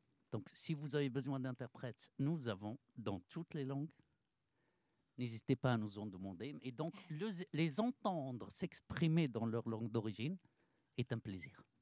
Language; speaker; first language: French; non-native, local second language; Arabic